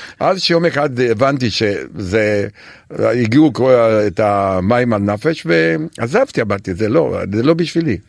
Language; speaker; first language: Hebrew; non-native, fluent; Romanian